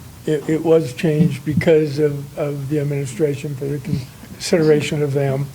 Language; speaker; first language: English; native; English